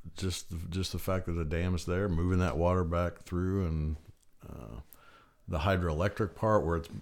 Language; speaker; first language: English; native; English